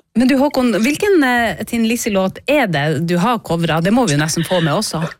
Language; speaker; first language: Norwegian; native; Norwegian